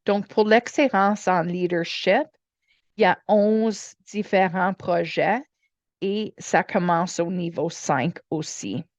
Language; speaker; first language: French; non-native, learner; English